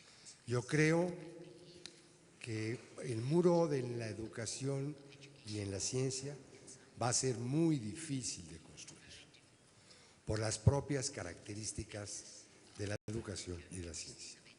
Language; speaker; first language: Spanish; native; Spanish